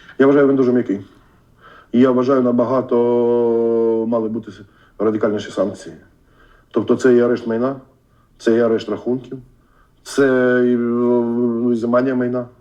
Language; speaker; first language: Ukrainian; non-native, local second language; Russian